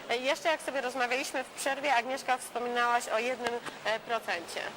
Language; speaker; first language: Polish; native; Polish